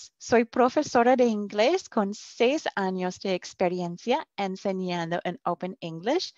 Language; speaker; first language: Spanish; non-native, fluent; English